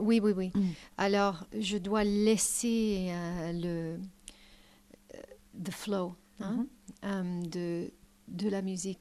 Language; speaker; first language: French; non-native, learner; English